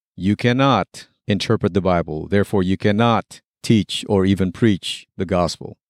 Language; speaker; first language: English; non-native, local second language; Pampanga